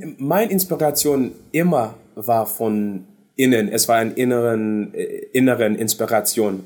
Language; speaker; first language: German; non-native, learner; English